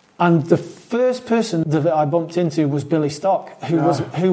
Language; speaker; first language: English; native; English